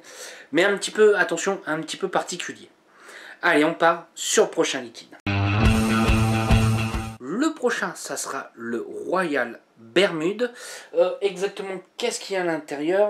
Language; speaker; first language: French; native; French